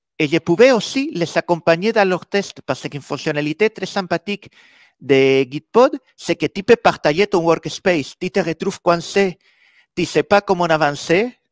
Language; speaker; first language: French; non-native, fluent; Spanish